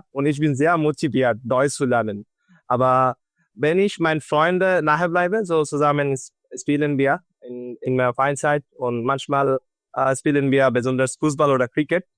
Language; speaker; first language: German; non-native, learner; Bangla